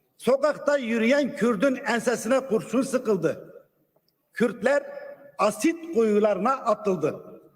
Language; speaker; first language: Turkish; non-native, local second language; Kurdish